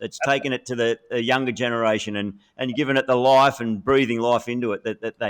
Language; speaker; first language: English; native; English